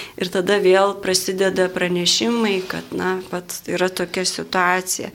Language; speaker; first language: Lithuanian; native; Lithuanian